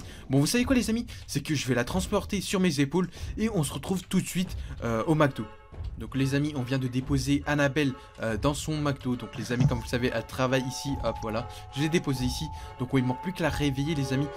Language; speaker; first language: French; native; French